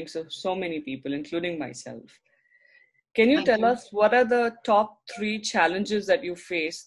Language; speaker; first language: English; non-native, local second language; Hindi